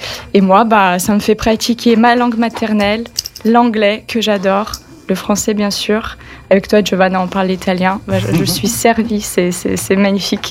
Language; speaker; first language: French; non-native, fluent; Russian